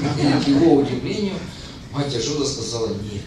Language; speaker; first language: Russian; native; Russian